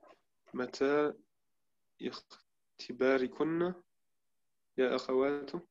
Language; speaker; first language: Arabic; non-native, learner; German